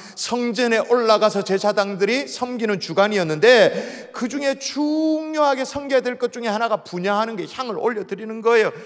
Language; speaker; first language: Korean; native; Korean